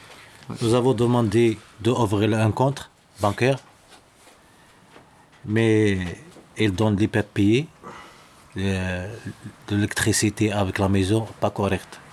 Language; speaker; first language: French; non-native, learner; Arabic